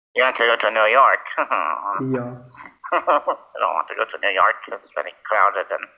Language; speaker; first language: English; native; English